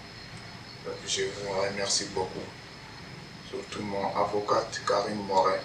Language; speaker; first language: French; non-native, learner; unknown